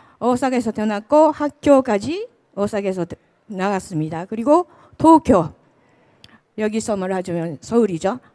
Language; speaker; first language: Korean; non-native, fluent; Japanese